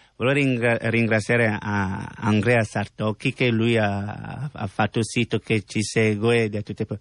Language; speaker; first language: Italian; non-native, learner; French